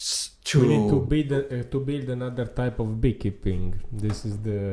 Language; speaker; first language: English; non-native, fluent; Italian